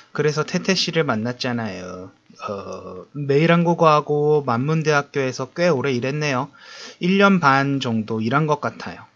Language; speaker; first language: Korean; native; Korean